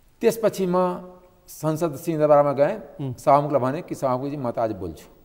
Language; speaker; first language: Nepali; non-native, local second language; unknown